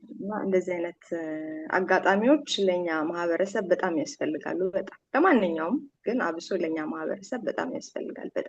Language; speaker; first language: Amharic; native; Amharic